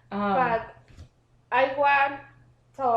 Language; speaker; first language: English; non-native, learner; Spanish